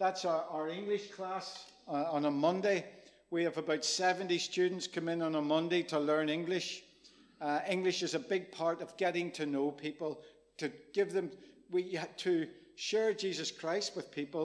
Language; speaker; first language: English; native; English